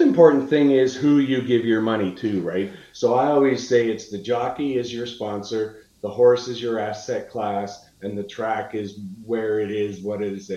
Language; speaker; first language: English; native; English